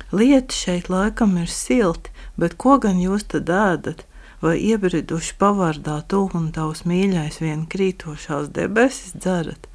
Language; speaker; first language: Latvian; native; Latvian